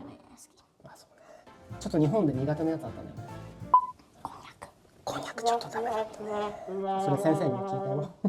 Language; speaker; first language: Japanese; native; Japanese